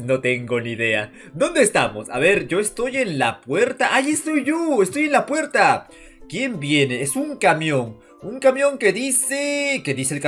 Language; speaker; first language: Spanish; native; Spanish